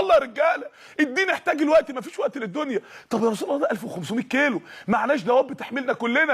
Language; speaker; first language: Arabic; native; Arabic